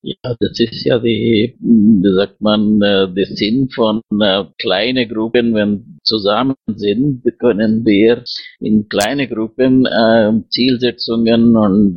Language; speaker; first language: German; non-native, fluent; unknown